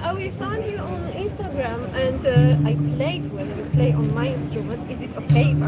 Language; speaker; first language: English; non-native, learner; Polish